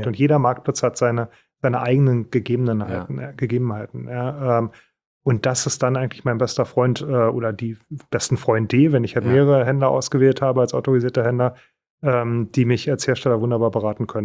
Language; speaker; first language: German; native; German